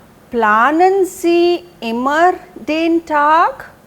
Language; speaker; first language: German; non-native, fluent; Hindi